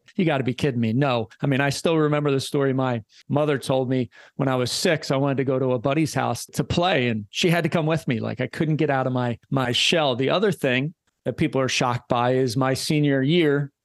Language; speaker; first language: English; native; English